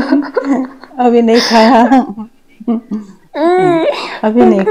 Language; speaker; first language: Hindi; native; Hindi